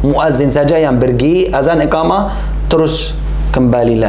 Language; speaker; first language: Indonesian; non-native, learner; Arabic